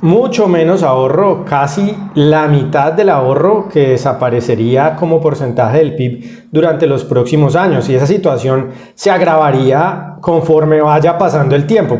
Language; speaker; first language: Spanish; native; Spanish